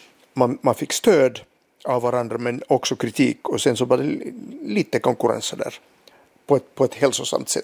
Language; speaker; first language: Swedish; non-native, local second language; Finnish